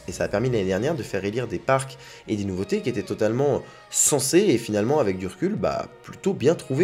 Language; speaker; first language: French; native; French